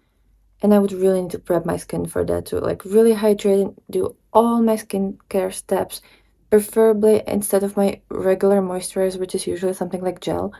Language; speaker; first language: English; non-native, fluent; Czech